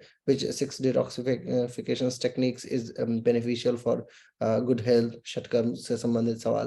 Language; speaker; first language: Hindi; native; Hindi